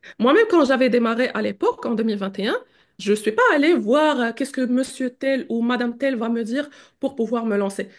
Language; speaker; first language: French; non-native, local second language; Arabic